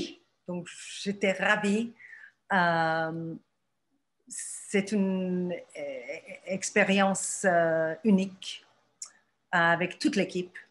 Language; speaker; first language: French; non-native, fluent; Turkish